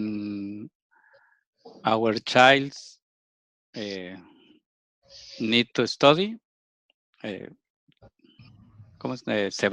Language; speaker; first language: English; non-native, learner; Spanish